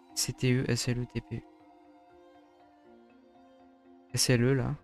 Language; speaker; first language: French; native; French